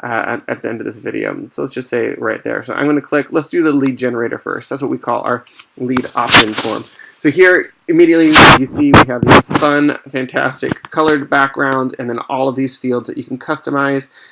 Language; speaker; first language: English; native; English